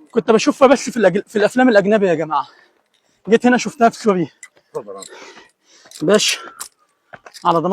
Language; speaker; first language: Arabic; native; Arabic